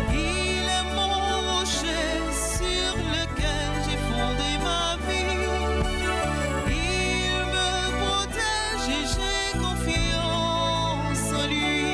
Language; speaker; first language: French; non-native, local second language; Haitian Creole